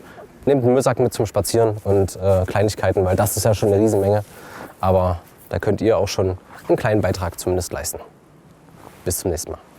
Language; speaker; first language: German; native; German